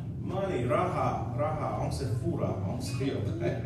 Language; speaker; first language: Finnish; non-native, learner; English